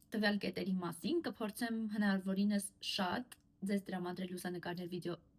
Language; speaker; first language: Armenian; early bilingual, heritage; Armenian